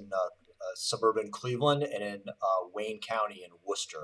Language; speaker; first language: English; native; English